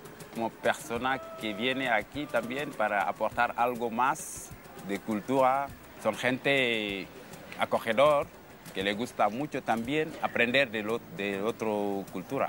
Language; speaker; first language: Spanish; non-native, fluent; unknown